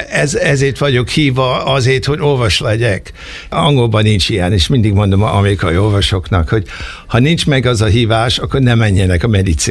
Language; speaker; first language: Hungarian; early bilingual, heritage; Hungarian